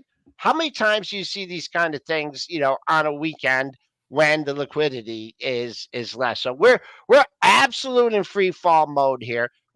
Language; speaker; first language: English; native; English